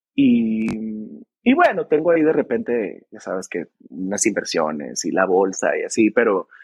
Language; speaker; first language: Spanish; native; Spanish